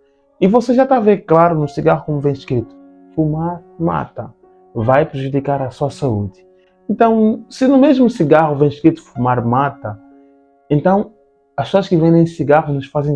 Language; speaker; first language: Portuguese; native; Portuguese